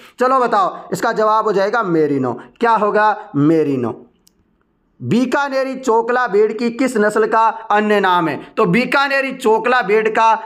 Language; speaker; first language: Hindi; native; Hindi